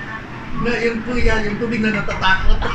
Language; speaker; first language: Filipino; non-native, local second language; Cebuano